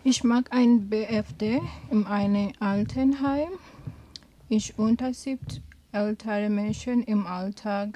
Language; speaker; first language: German; non-native, learner; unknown